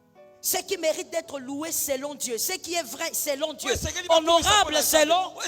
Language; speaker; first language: French; non-native, local second language; Lingala